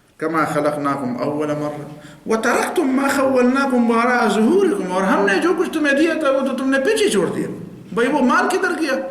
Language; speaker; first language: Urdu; non-native, local second language; Pashto